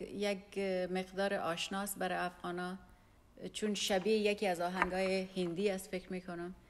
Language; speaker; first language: Persian; non-native, local second language; Pashto